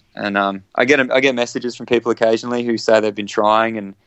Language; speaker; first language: English; native; English